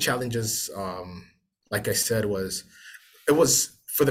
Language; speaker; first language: English; non-native, local second language; Akan